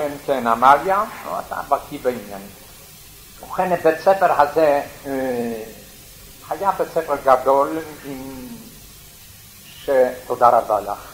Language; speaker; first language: Hebrew; non-native, fluent; Yiddish